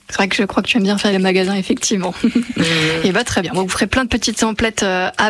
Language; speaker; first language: French; native; French